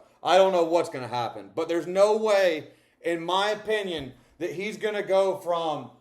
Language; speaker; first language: English; native; English